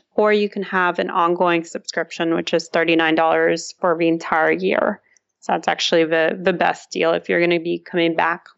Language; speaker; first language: English; early bilingual, other home language; Russian